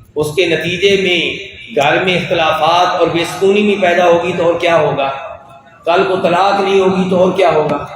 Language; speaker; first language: Urdu; non-native, local second language; Punjabi